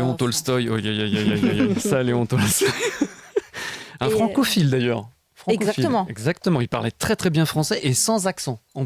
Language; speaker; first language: French; native; French